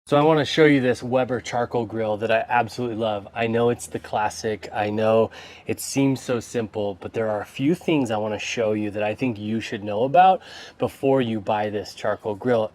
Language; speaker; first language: English; native; English